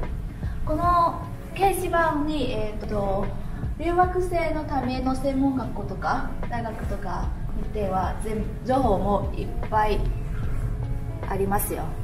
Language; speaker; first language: Japanese; non-native, learner; Vietnamese